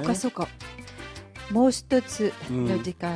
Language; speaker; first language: Japanese; non-native, fluent; Russian